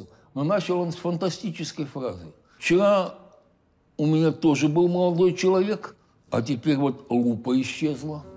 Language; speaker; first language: Russian; native; Russian